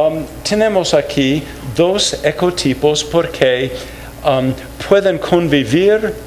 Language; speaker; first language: Spanish; non-native, fluent; English